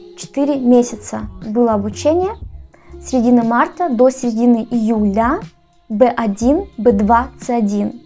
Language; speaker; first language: Russian; native; Russian